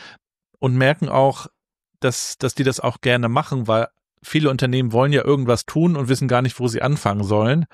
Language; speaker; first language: German; native; German